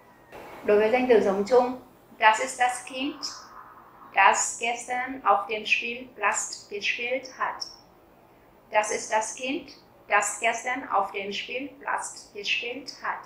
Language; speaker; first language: German; non-native, fluent; Vietnamese